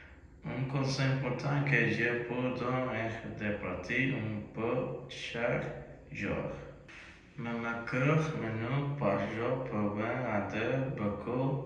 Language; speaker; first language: French; non-native, learner; Spanish